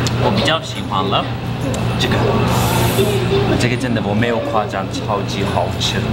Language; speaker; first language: Chinese; non-native, fluent; Turkish